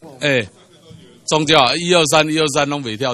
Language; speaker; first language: Chinese; native; Chinese